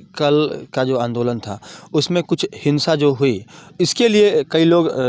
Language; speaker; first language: Hindi; native; Hindi